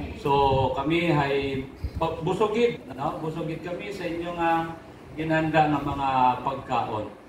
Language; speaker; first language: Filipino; non-native, local second language; Aklanon